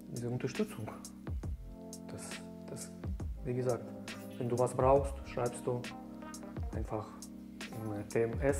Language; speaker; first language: German; non-native, learner; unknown